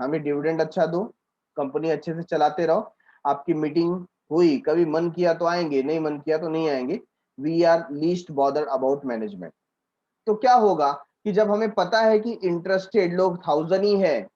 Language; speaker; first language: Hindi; native; Hindi